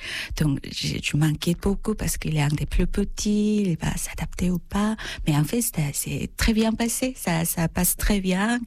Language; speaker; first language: French; non-native, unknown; Korean